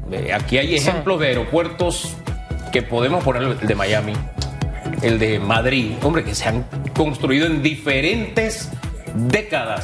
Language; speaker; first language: Spanish; native; Spanish